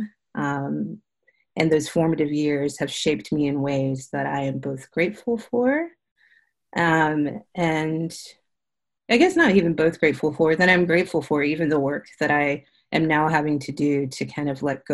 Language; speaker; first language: English; native; English